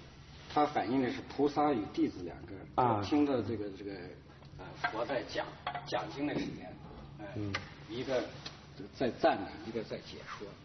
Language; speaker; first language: Chinese; native; Chinese